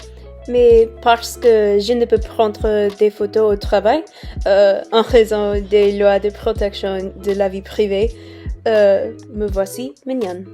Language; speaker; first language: French; non-native, learner; English